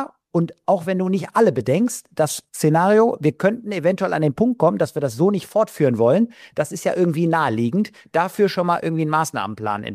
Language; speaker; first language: German; native; German